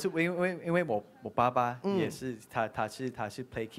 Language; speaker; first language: Chinese; non-native, learner; Thai